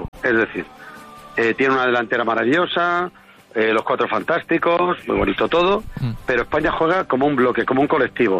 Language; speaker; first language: Spanish; native; Spanish